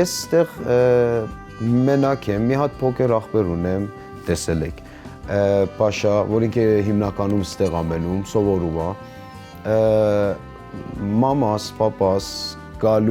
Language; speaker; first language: Armenian; non-native, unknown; Persian